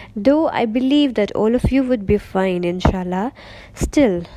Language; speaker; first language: English; non-native, local second language; Urdu